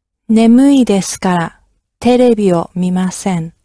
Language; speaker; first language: Japanese; non-native, learner; English